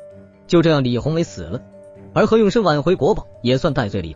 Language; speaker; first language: Chinese; native; Chinese